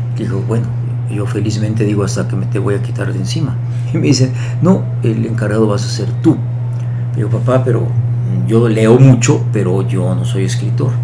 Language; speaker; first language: Spanish; early bilingual, other home language; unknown